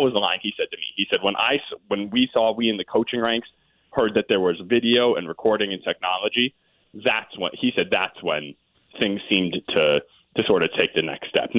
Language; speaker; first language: English; native; English